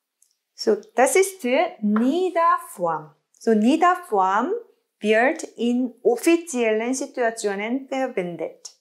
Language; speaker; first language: German; non-native, learner; Korean